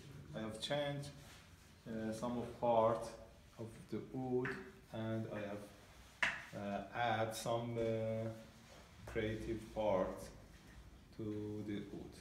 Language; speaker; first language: English; non-native, learner; Persian